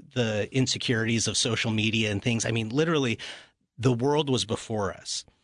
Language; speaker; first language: English; native; English